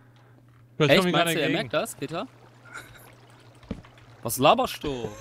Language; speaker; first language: German; native; German